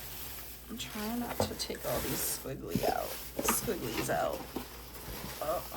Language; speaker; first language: English; native; English